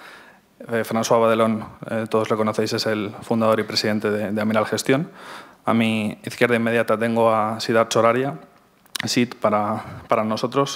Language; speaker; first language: Spanish; native; Spanish